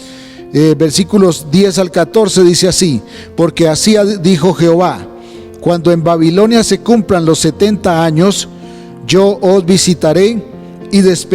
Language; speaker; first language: Spanish; native; Spanish